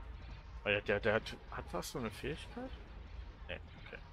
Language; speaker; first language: German; native; German